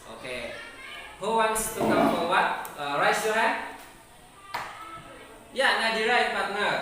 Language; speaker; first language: English; non-native, fluent; Indonesian